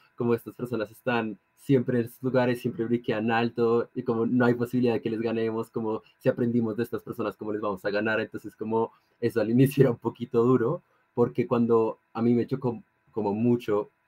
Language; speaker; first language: Spanish; native; Spanish